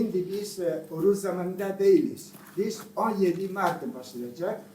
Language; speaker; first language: Turkish; non-native, learner; Italian